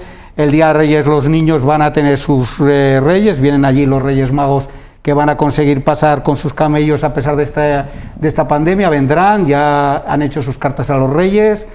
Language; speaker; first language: Spanish; native; Spanish